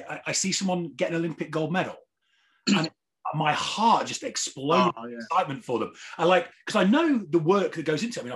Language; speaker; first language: English; native; English